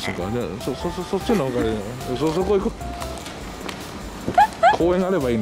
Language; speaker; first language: Japanese; native; Japanese